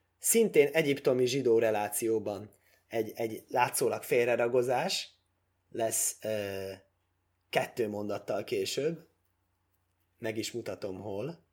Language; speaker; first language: Hungarian; early bilingual, heritage; Hungarian